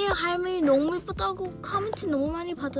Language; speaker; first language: Korean; early bilingual, heritage; English